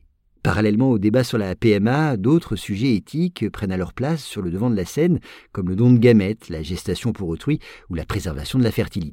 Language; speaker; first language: French; native; French